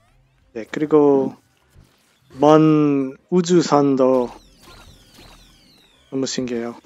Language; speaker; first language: Korean; non-native, fluent; English